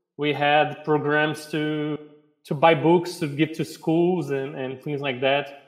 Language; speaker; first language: English; non-native, fluent; Portuguese